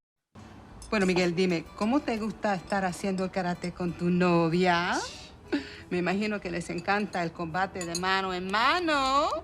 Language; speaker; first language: Spanish; native; Spanish